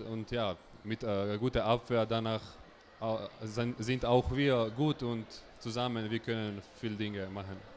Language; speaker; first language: German; non-native, learner; Slovenian